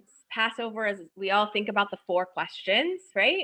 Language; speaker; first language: English; native; English